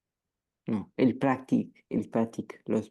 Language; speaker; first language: French; non-native, learner; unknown